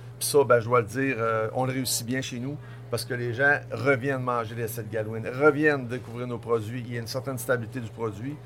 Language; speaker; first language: French; native; French